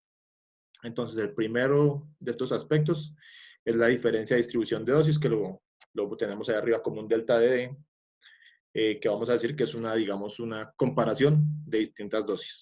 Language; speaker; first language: Spanish; native; Spanish